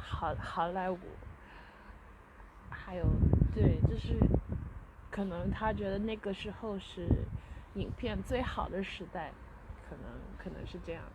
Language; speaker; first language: Chinese; early bilingual, heritage; Chinese